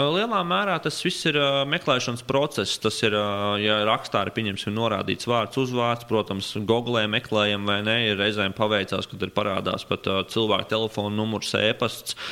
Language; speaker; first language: Latvian; native; Latvian